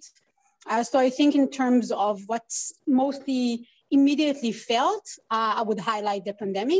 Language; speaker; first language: English; non-native, fluent; Hebrew